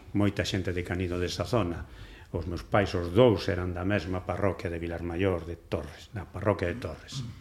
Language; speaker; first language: Galician; non-native, local second language; Spanish